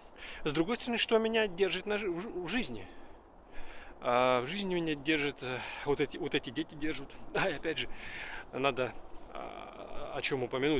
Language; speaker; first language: Russian; native; Russian